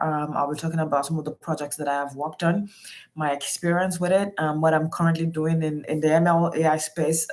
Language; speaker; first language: English; non-native, local second language; Yoruba